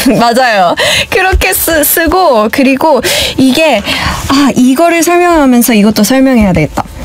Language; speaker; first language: Korean; early bilingual, heritage; Korean